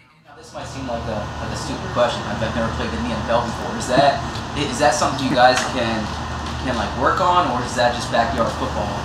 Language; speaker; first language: English; native; English